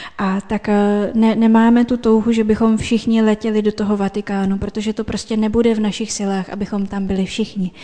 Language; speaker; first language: Czech; native; Czech